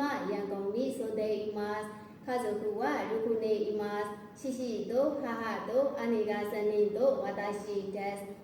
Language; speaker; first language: Japanese; non-native, learner; Burmese